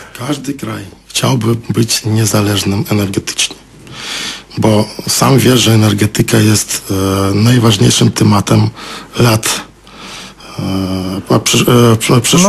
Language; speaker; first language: Polish; non-native, fluent; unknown